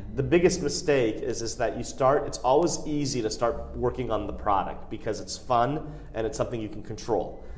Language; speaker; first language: English; native; English